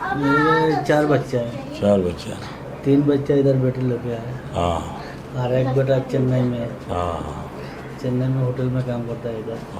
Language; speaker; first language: Hindi; non-native, local second language; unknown